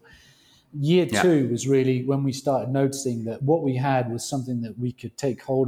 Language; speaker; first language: English; native; English